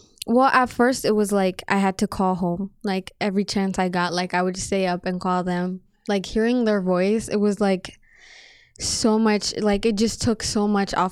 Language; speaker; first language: English; non-native, fluent; Amharic